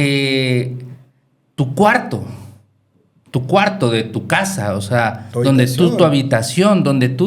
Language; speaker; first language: Spanish; native; Spanish